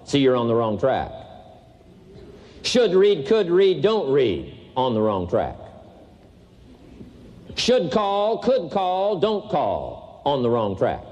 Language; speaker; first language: English; native; English